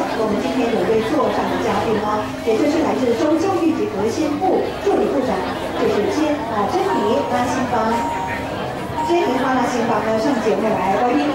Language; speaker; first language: Chinese; native; Chinese